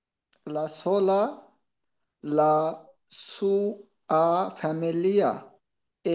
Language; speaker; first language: Italian; non-native, learner; Bangla